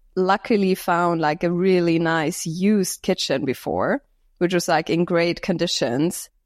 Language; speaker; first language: English; non-native, fluent; Lithuanian